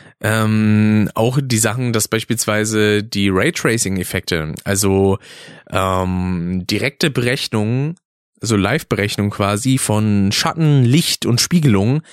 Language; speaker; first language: German; native; German